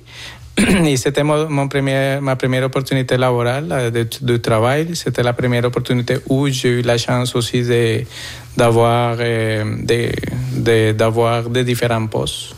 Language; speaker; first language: French; non-native, fluent; Spanish